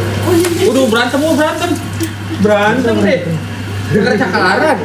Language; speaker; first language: Indonesian; native; Indonesian